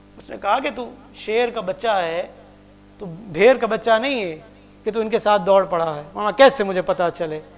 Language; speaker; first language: Urdu; non-native, local second language; Punjabi